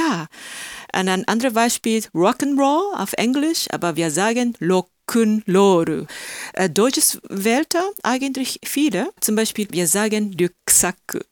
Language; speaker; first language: German; non-native, fluent; Japanese